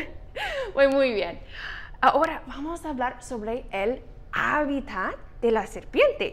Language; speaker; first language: Spanish; non-native, fluent; English